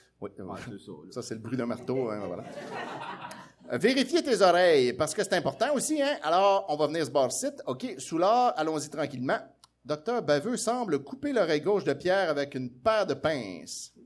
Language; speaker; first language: French; native; French